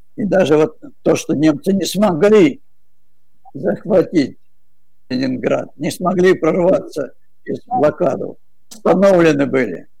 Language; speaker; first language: Russian; native; Russian